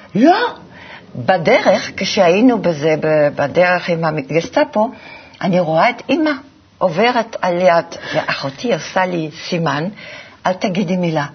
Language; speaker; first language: Hebrew; non-native, fluent; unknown